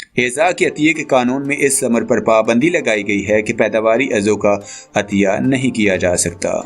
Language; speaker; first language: Urdu; native; Urdu